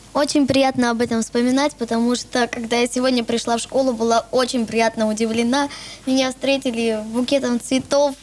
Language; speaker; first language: Russian; native; Russian